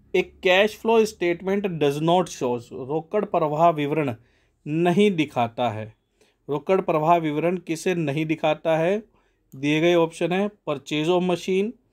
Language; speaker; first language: Hindi; native; Hindi